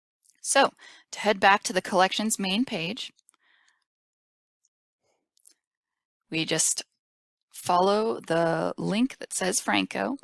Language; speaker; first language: English; native; English